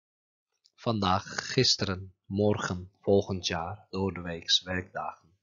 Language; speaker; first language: Dutch; non-native, fluent; Turkish